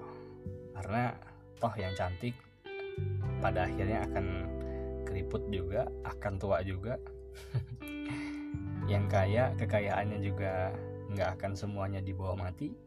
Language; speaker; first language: Indonesian; native; Indonesian